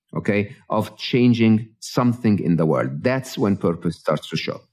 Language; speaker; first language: English; non-native, fluent; Arabic